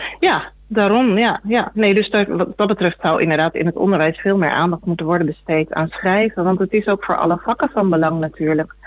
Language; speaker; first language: Dutch; native; Dutch